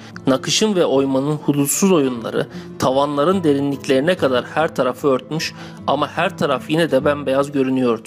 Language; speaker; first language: Turkish; native; Turkish